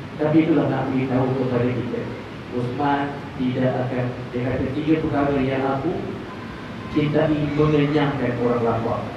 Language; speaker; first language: Malay; native; Malay